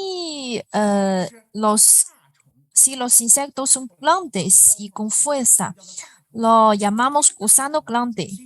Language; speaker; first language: Spanish; non-native, fluent; Chinese